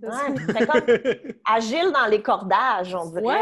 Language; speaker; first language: French; native; French